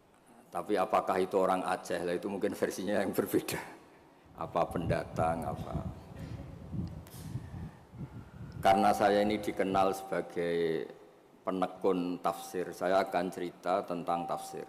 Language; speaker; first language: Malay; non-native, local second language; Javanese